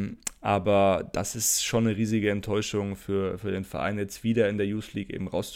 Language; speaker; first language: German; native; German